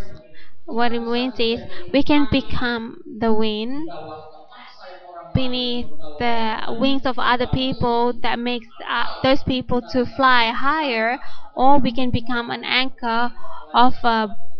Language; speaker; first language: English; non-native, fluent; Indonesian